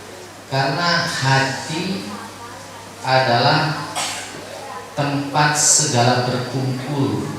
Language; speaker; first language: Indonesian; non-native, local second language; Javanese